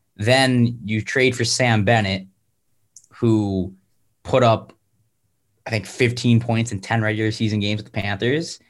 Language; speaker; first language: English; native; English